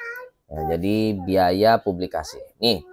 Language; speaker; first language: Indonesian; native; Indonesian